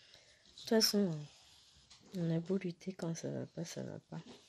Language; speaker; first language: French; native; French